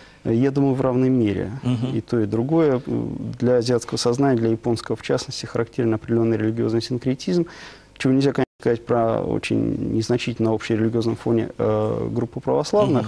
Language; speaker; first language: Russian; native; Russian